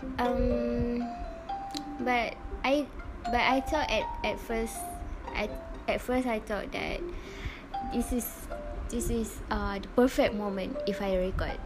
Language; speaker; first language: English; non-native, learner; Malay